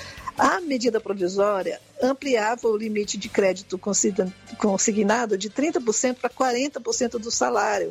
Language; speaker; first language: Portuguese; native; Portuguese